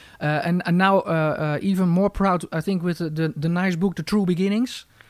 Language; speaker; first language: English; non-native, fluent; Dutch